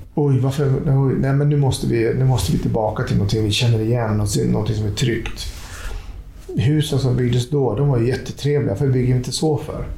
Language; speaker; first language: Swedish; native; Swedish